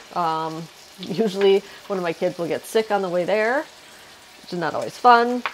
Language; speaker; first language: English; native; English